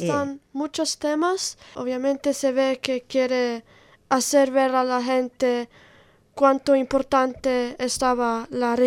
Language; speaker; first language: Spanish; non-native, learner; Italian